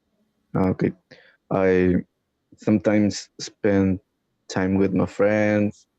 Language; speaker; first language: English; non-native, learner; Spanish